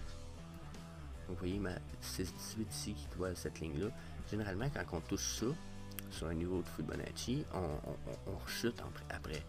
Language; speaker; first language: French; native; French